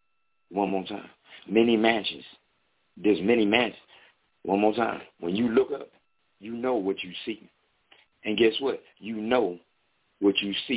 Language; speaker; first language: English; native; English